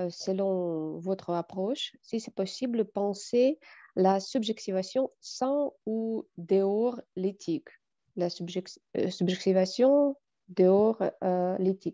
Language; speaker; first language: French; non-native, fluent; Russian